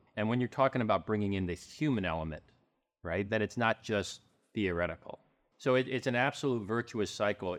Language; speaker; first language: English; native; English